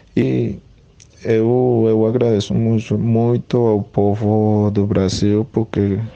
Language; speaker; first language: Portuguese; non-native, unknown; Spanish